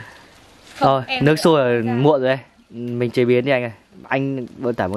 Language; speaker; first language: Vietnamese; native; Vietnamese